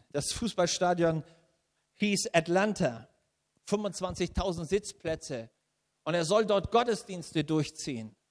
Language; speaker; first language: German; native; German